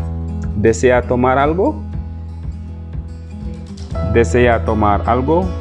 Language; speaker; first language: Spanish; non-native, fluent; Wolof